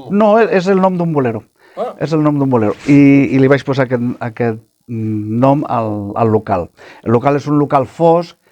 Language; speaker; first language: Catalan; native; Catalan